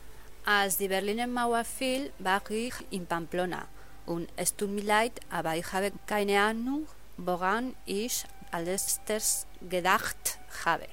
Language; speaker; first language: German; non-native, fluent; Spanish